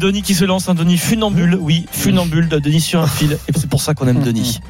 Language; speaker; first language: French; native; French